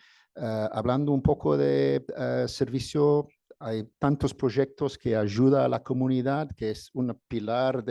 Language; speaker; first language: Spanish; non-native, fluent; English